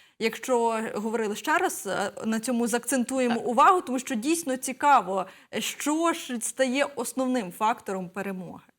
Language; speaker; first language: Ukrainian; native; Ukrainian